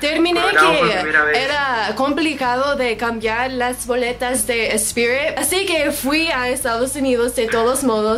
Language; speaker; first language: Spanish; non-native, learner; English